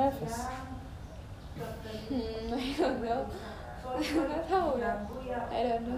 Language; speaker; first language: English; non-native, learner; Indonesian